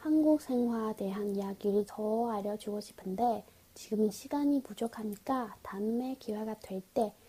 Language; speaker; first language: Korean; non-native, learner; Chinese